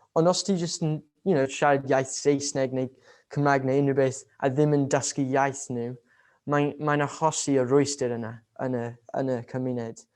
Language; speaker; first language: Welsh; non-native, local second language; English